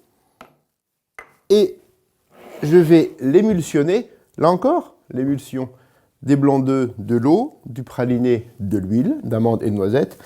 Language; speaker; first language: French; native; French